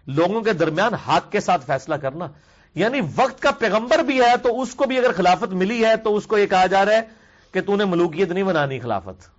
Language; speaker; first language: Urdu; non-native, local second language; Punjabi